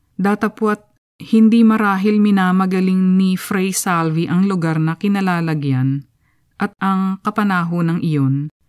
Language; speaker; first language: Filipino; native; Filipino